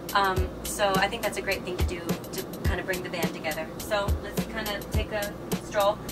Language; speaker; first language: English; native; English